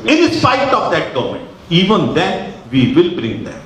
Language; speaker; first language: English; non-native, local second language; Hindi